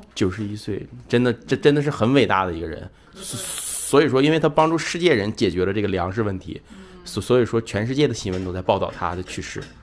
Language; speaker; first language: Chinese; native; Chinese